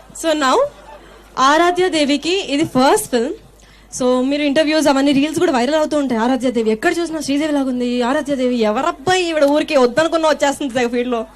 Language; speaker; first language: Telugu; native; Telugu